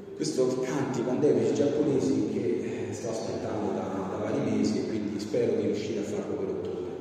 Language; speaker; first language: Italian; native; Italian